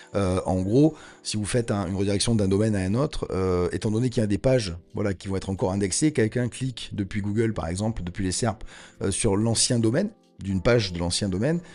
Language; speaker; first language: French; native; French